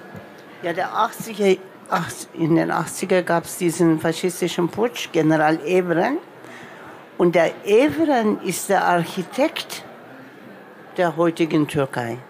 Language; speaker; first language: German; non-native, local second language; Turkish